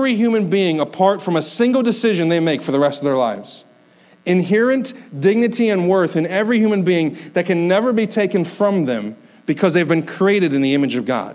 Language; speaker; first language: English; native; English